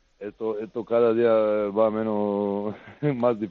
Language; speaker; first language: Spanish; non-native, fluent; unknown